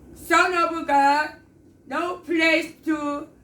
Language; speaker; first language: English; non-native, learner; Korean